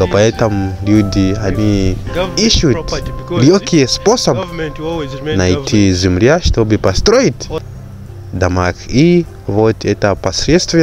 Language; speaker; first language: Russian; non-native, fluent; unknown